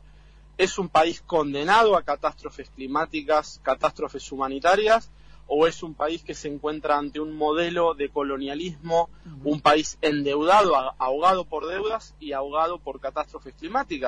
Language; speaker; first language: Spanish; native; Spanish